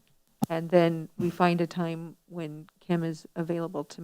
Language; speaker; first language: English; native; English